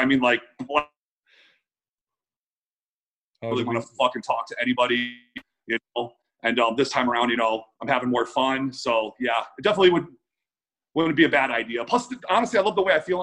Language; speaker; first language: English; native; English